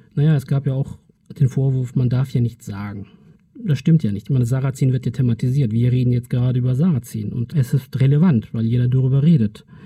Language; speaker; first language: German; early bilingual, other home language; Turkish